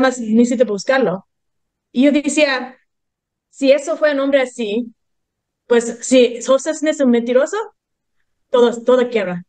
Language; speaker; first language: Spanish; early bilingual, heritage; English